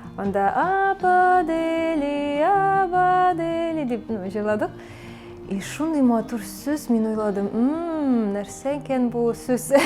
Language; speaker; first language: Tatar; non-native, local second language; Russian